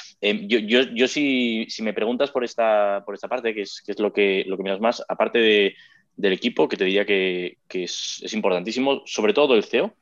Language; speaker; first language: Spanish; native; Spanish